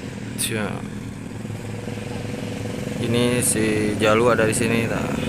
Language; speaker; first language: Indonesian; non-native, local second language; Sundanese